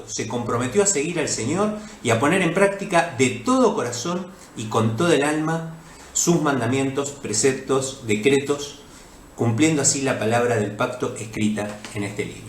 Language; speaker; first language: Spanish; native; Spanish